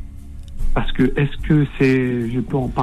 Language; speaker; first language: French; native; French